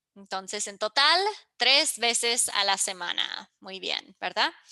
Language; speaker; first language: Spanish; early bilingual, heritage; English